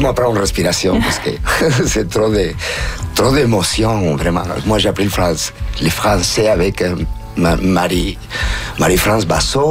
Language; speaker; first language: French; non-native, fluent; Spanish